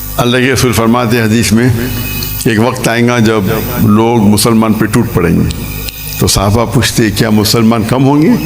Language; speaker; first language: Urdu; non-native, local second language; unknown